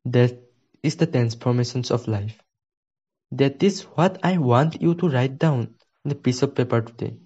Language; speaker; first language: English; non-native, local second language; Assamese